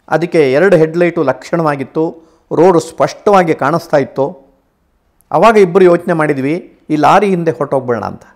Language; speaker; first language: Kannada; native; Kannada